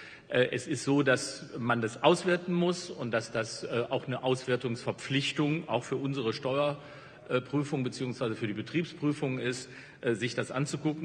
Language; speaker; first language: German; native; German